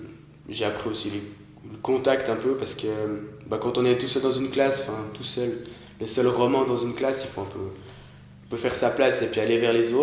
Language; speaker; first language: French; native; French